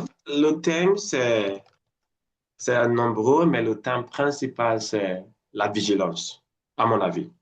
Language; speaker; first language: French; non-native, fluent; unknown